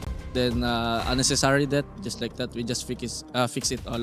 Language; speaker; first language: English; non-native, learner; Lao